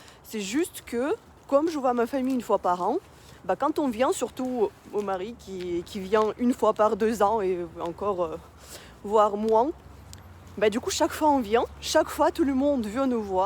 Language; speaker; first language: French; non-native, fluent; Russian